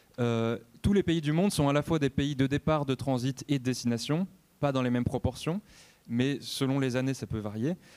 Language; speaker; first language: French; native; French